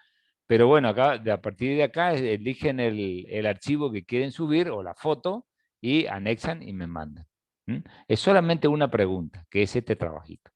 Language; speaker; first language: Spanish; native; Spanish